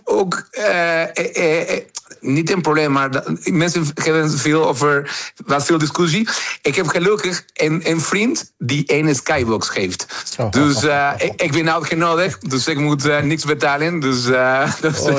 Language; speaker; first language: Dutch; non-native, fluent; Spanish